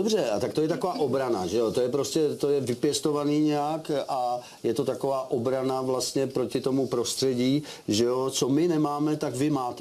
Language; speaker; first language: Czech; native; Czech